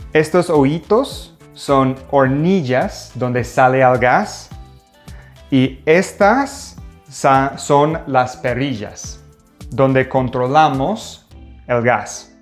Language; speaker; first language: Spanish; non-native, fluent; English